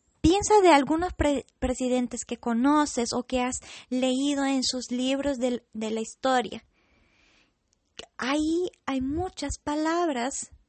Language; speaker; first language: Spanish; non-native, fluent; English